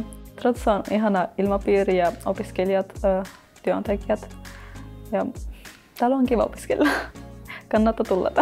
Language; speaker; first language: Finnish; non-native, learner; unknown